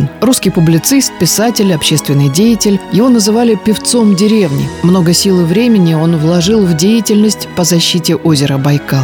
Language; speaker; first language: Russian; native; Russian